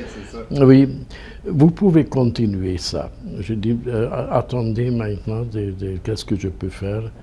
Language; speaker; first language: French; non-native, fluent; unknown